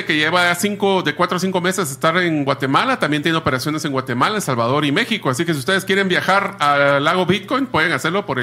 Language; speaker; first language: Spanish; native; Spanish